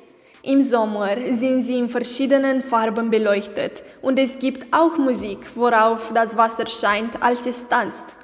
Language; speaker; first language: German; non-native, learner; Romanian